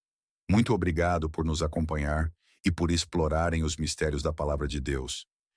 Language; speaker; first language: Portuguese; native; Portuguese